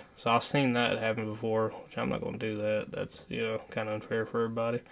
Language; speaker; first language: English; native; English